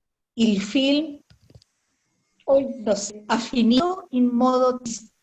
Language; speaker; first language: Italian; non-native, learner; Spanish